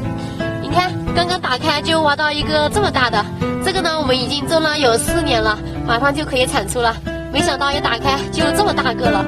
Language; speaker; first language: Chinese; native; Chinese